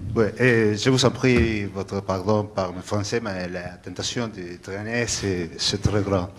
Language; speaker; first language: French; non-native, learner; Spanish